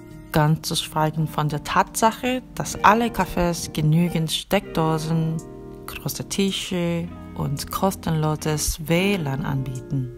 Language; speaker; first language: German; non-native, fluent; Korean